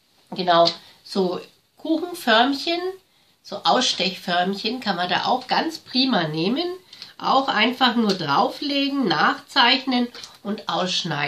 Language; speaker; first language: German; native; German